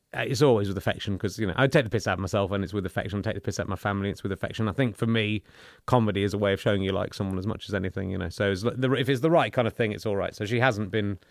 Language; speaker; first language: English; native; English